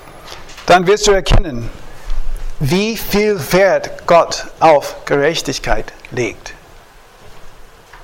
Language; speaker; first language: German; non-native, fluent; English